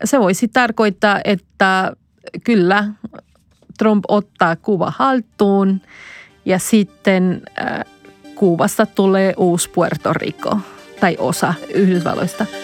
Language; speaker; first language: Finnish; non-native, fluent; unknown